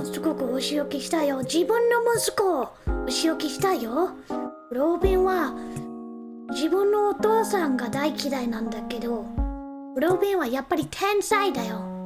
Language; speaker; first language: Japanese; non-native, learner; English